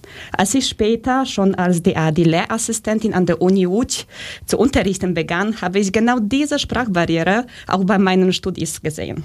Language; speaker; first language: German; early bilingual, other home language; Polish